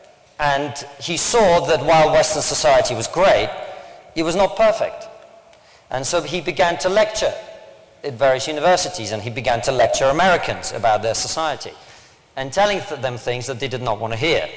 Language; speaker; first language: English; early bilingual, other home language; Russian